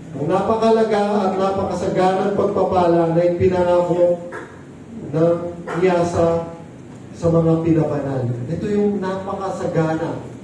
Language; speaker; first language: Filipino; non-native, local second language; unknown